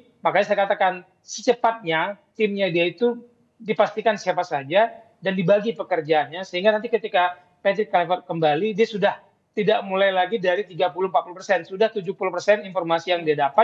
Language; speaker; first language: Indonesian; native; Indonesian